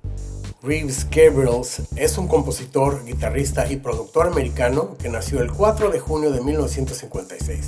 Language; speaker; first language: Spanish; native; Spanish